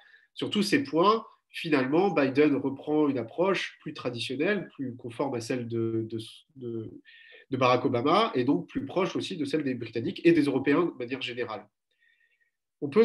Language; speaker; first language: French; native; French